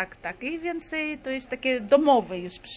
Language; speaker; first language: Polish; non-native, fluent; Crimean Tatar